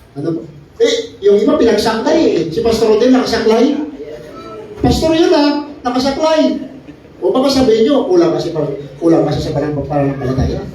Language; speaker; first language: Filipino; non-native, local second language; Iloko